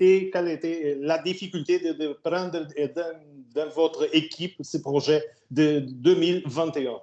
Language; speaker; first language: French; non-native, learner; Portuguese